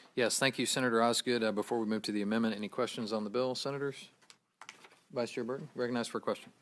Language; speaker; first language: English; native; English